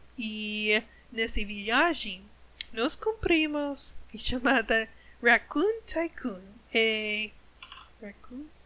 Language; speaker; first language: Portuguese; non-native, learner; English